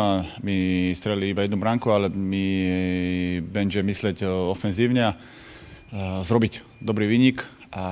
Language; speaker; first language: Polish; non-native, learner; Slovak